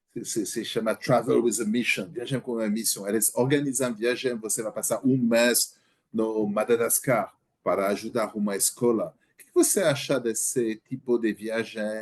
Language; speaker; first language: Portuguese; non-native, learner; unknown